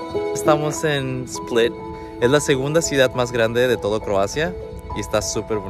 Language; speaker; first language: Spanish; native; Spanish